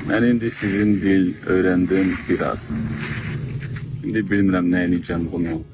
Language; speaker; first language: Azerbaijani; non-native, learner; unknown